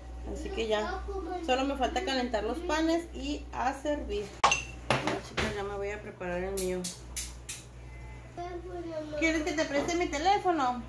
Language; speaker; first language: Spanish; native; Spanish